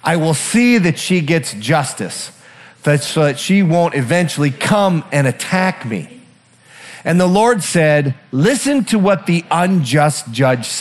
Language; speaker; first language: English; native; English